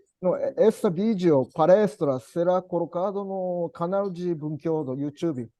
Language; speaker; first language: Portuguese; non-native, learner; Japanese